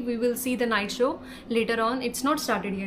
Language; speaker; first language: English; non-native, local second language; Hindi